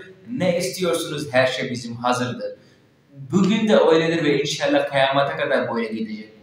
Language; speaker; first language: Turkish; non-native, fluent; Urdu